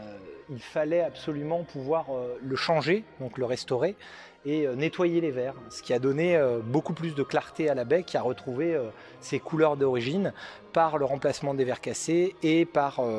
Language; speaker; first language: French; native; French